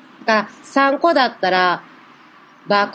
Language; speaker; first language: Japanese; native; Japanese